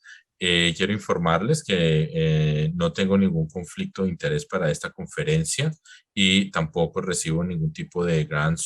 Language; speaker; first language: Spanish; native; Spanish